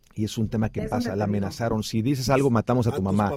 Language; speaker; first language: Spanish; native; Spanish